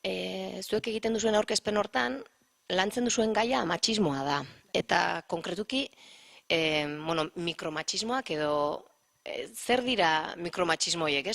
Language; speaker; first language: Basque; native; Basque